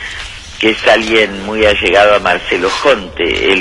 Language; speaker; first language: Spanish; native; Spanish